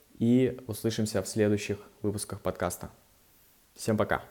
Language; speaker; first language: Russian; native; Russian